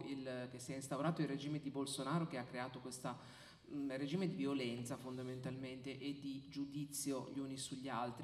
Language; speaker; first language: Italian; native; Italian